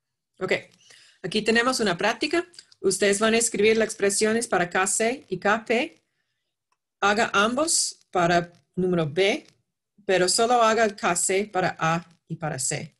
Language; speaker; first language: Spanish; non-native, fluent; English